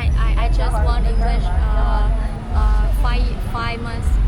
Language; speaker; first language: English; non-native, learner; Vietnamese